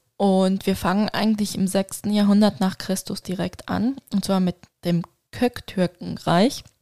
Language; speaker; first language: German; non-native, fluent; Turkish